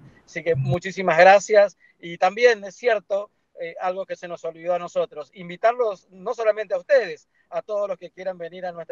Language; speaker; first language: Spanish; native; Spanish